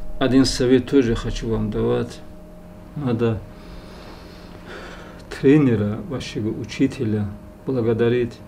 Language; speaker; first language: Russian; non-native, local second language; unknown